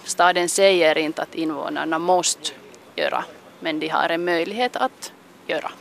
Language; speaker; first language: Swedish; non-native, local second language; Finnish